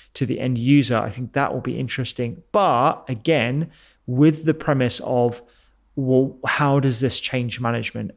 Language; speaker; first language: English; native; English